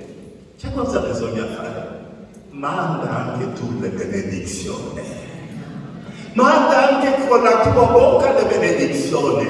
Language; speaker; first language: Italian; non-native, fluent; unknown